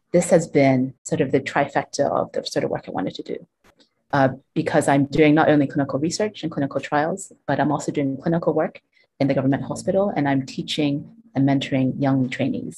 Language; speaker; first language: English; non-native, local second language; Cantonese